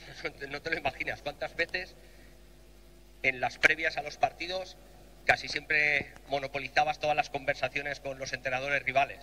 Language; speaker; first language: Spanish; native; Spanish